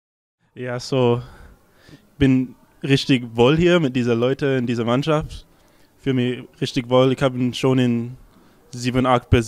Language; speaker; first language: German; non-native, learner; English